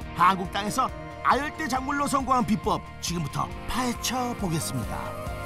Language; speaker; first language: Korean; native; Korean